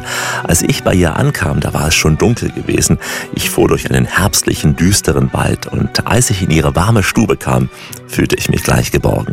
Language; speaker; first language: German; native; German